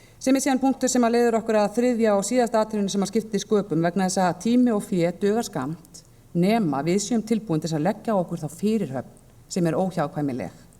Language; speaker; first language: Icelandic; native; Icelandic